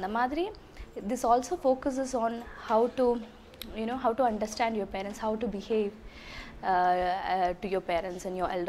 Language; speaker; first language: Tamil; non-native, learner; English